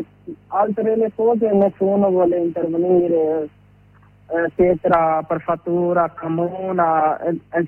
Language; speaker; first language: Italian; non-native, learner; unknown